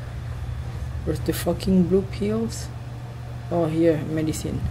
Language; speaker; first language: English; non-native, learner; Indonesian